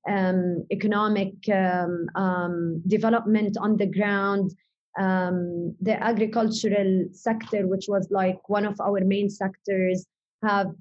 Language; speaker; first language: English; early bilingual, other home language; Arabic